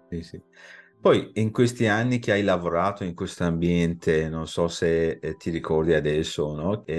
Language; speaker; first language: Italian; non-native, fluent; Persian